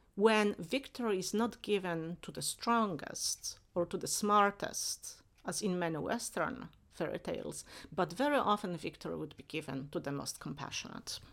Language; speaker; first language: English; non-native, fluent; Polish